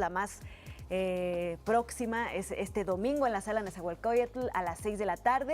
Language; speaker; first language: Spanish; native; Spanish